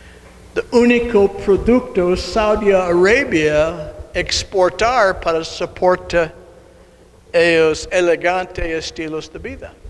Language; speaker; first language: Spanish; non-native, learner; English